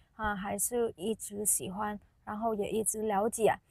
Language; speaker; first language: Chinese; non-native, fluent; Vietnamese